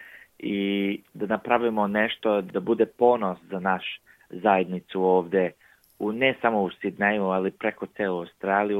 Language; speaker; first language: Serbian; early bilingual, heritage; English